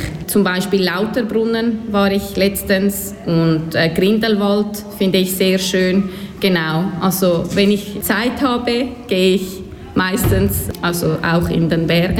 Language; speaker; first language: German; early bilingual, other home language; Turkish